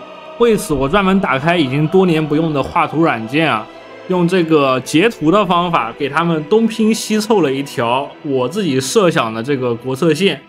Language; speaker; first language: Chinese; native; Chinese